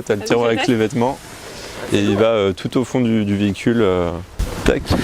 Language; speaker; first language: French; native; French